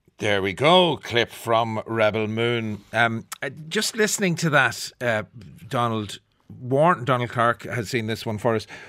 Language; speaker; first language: English; native; English